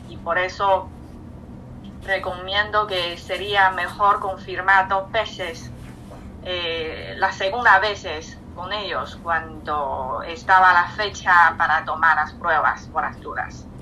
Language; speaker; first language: Spanish; non-native, fluent; Chinese